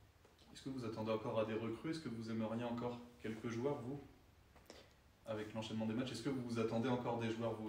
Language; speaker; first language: French; native; French